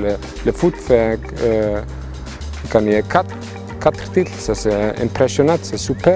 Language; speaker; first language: French; non-native, learner; Icelandic